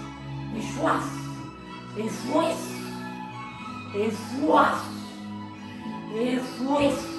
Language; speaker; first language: French; non-native, fluent; Italian